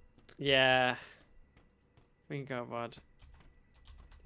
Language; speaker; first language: Welsh; native; Welsh